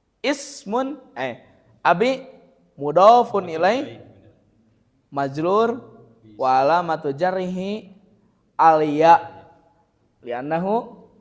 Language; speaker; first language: Arabic; non-native, fluent; Sundanese